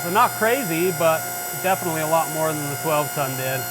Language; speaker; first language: English; native; English